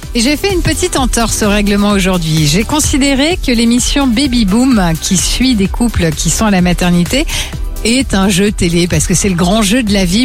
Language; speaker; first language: French; native; French